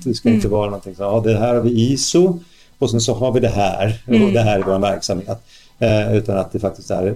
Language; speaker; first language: Swedish; native; Swedish